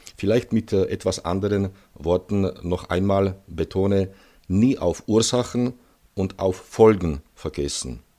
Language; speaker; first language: German; non-native, fluent; Czech